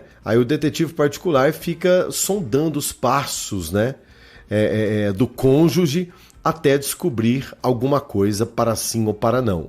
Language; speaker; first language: Portuguese; native; Portuguese